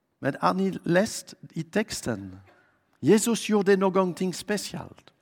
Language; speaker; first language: Swedish; non-native, fluent; French